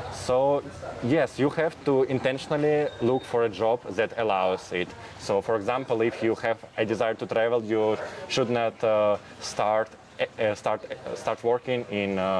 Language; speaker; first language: English; non-native, fluent; Russian